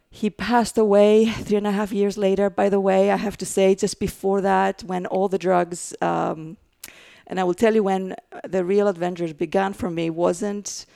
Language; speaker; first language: English; non-native, fluent; Greek